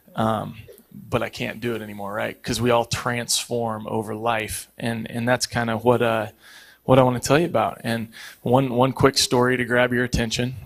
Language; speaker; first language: English; native; English